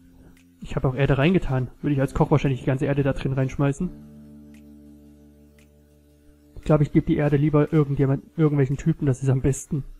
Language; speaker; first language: German; native; German